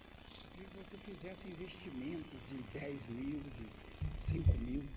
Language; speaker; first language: Portuguese; native; Portuguese